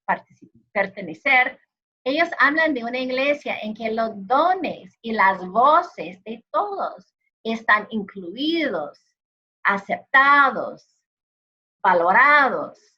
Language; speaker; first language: Spanish; non-native, fluent; English